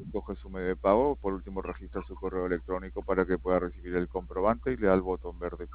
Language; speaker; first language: Spanish; native; Spanish